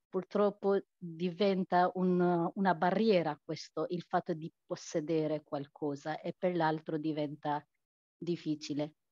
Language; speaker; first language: Italian; non-native, fluent; Albanian